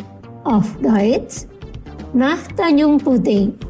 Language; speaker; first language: German; non-native, fluent; Indonesian